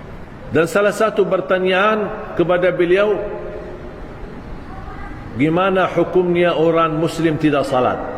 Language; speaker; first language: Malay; non-native, fluent; Arabic